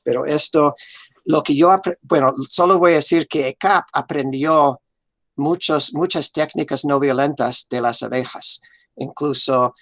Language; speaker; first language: Spanish; non-native, fluent; English